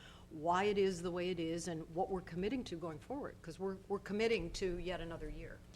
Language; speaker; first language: English; native; English